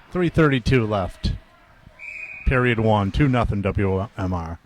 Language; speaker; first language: English; native; English